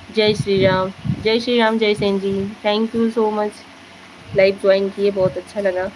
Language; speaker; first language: Hindi; native; Hindi